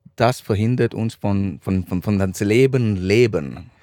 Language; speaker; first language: German; non-native, fluent; Sinhala